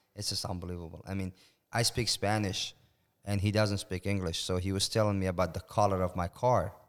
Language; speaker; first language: English; non-native, fluent; Persian